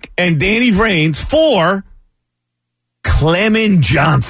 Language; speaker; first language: English; native; English